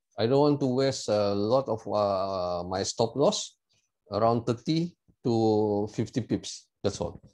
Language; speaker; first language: English; non-native, local second language; Malay